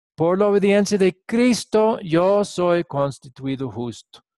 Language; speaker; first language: Spanish; non-native, fluent; English